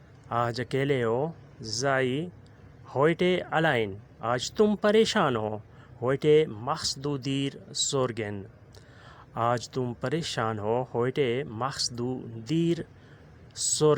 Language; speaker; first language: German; non-native, learner; Urdu